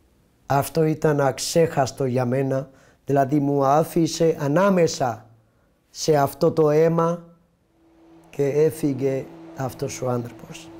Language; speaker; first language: Greek; non-native, fluent; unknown